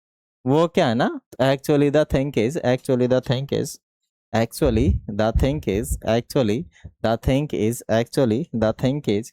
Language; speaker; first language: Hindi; native; Hindi